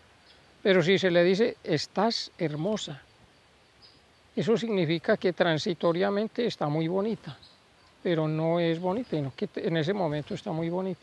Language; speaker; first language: Spanish; native; Spanish